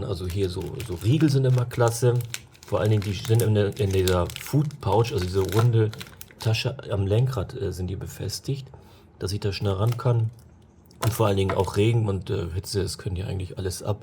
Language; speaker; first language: German; native; German